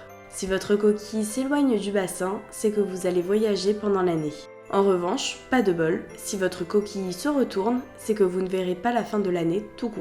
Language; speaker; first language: French; native; French